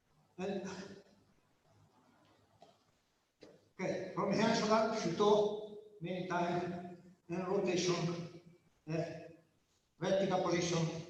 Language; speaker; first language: English; non-native, learner; Italian